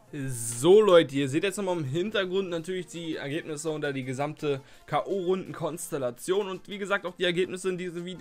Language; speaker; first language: German; native; German